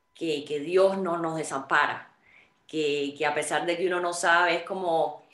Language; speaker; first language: Spanish; native; Spanish